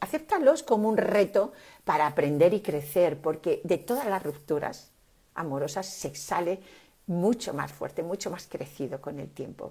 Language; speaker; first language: Spanish; native; Spanish